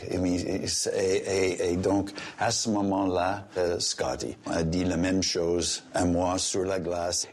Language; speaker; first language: French; non-native, local second language; English